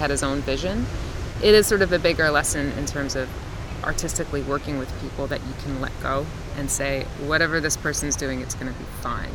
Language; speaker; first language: English; native; English